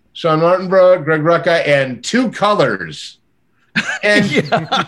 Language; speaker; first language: English; native; English